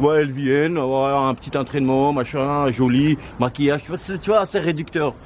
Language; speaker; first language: French; non-native, fluent; Georgian